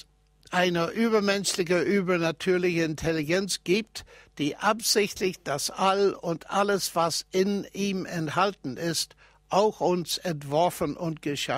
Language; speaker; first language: German; non-native, fluent; English